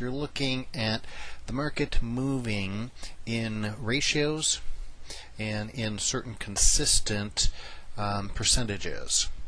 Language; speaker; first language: English; native; English